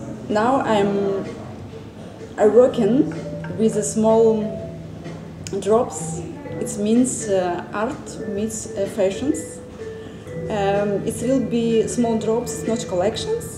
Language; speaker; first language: English; non-native, learner; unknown